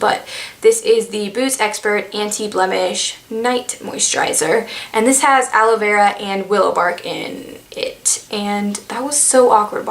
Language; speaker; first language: English; native; English